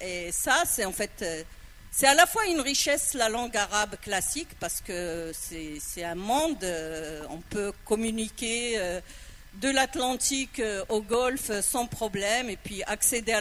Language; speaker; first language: French; non-native, local second language; Arabic